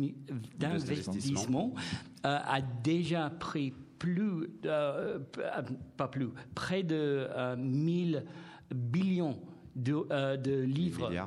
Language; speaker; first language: French; non-native, fluent; English